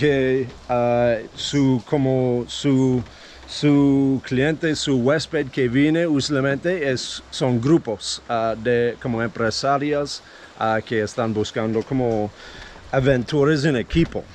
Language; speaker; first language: Spanish; non-native, fluent; English